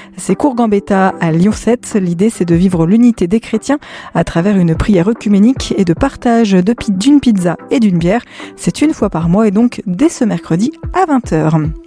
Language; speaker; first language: French; native; French